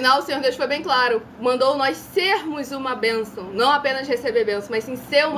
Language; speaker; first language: Portuguese; native; Portuguese